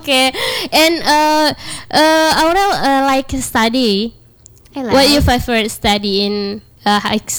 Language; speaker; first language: English; non-native, learner; Indonesian